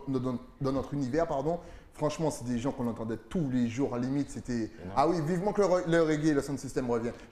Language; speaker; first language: French; native; French